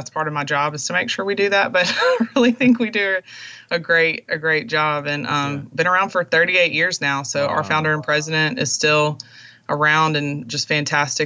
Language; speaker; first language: English; native; English